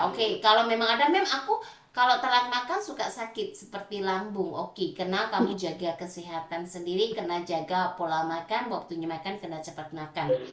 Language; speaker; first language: Indonesian; native; Indonesian